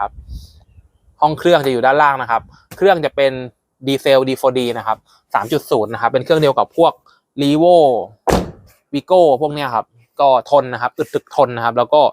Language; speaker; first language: Thai; native; Thai